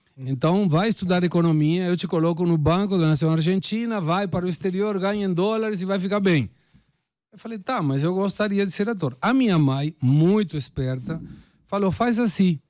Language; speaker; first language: Portuguese; non-native, fluent; Spanish